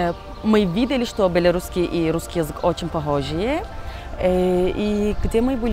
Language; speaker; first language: Russian; non-native, learner; Turkish